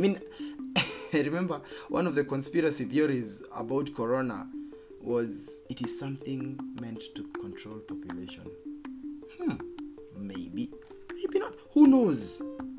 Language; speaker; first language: English; non-native, local second language; Kikuyu